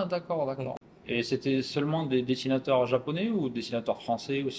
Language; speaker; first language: French; native; French